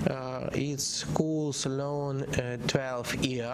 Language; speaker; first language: English; non-native, learner; Ukrainian